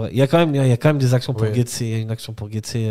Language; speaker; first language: French; native; French